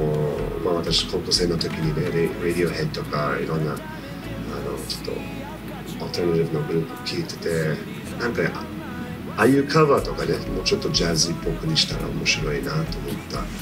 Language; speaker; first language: Japanese; non-native, fluent; English